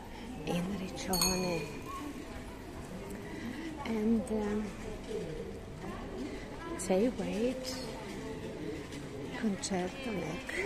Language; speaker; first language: English; non-native, learner; Russian